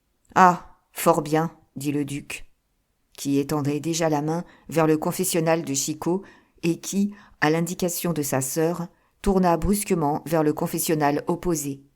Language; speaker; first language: French; native; French